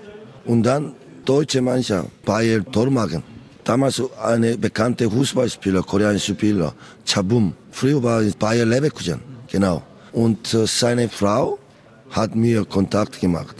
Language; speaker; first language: German; non-native, learner; Korean